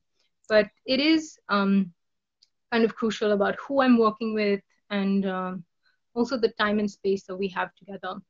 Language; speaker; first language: English; non-native, local second language; Bangla